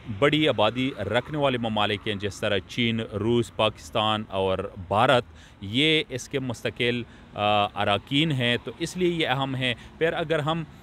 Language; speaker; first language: Urdu; non-native, local second language; Pashto